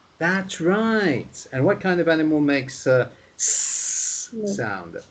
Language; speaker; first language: English; non-native, fluent; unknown